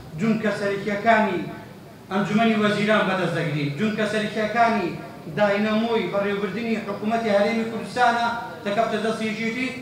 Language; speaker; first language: Central Kurdish; non-native, local second language; Kurdish